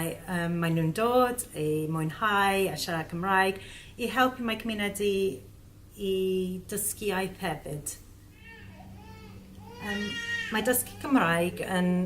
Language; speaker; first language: Welsh; non-native, learner; English